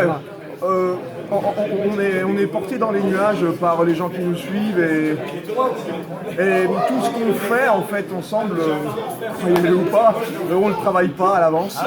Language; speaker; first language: French; native; French